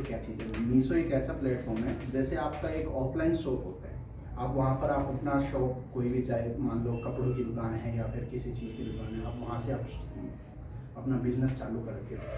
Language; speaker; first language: Hindi; native; Hindi